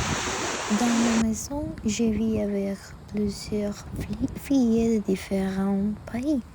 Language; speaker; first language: French; non-native, learner; Spanish